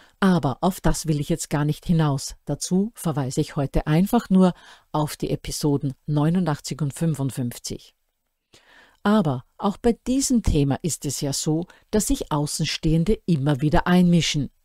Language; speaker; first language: German; native; German